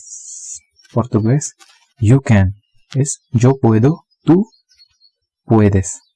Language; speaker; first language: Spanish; non-native, learner; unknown